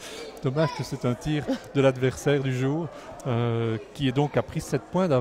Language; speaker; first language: French; native; French